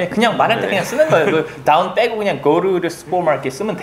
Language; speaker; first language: Korean; native; Korean